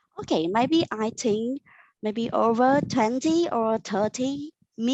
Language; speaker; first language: English; non-native, learner; Vietnamese